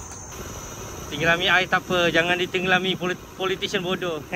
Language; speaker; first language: Malay; native; Malay